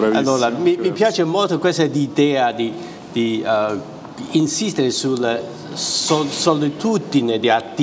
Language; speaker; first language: Italian; non-native, fluent; Chinese